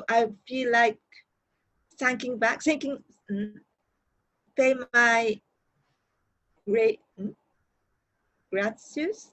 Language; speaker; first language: English; non-native, learner; Japanese